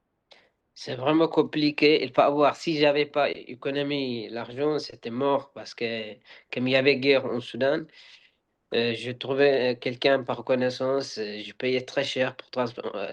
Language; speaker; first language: French; non-native, learner; Arabic